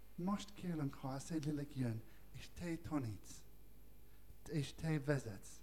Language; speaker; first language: Hungarian; non-native, learner; English